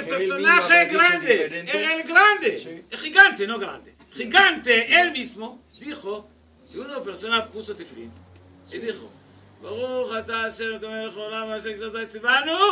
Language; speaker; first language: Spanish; non-native, learner; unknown